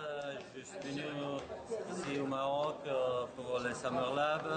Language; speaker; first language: French; non-native, fluent; Spanish